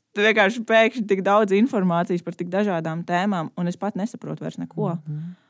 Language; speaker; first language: Latvian; native; Latvian